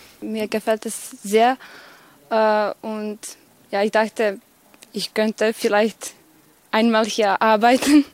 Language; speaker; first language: German; non-native, fluent; Serbian